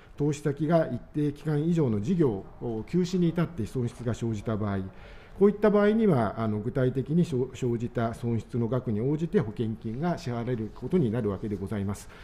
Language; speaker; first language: Japanese; native; Japanese